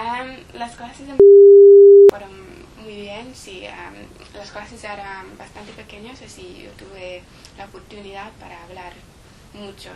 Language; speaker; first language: Spanish; non-native, learner; English